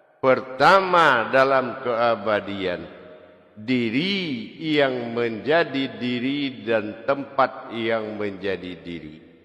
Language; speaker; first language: Malay; non-native, local second language; Javanese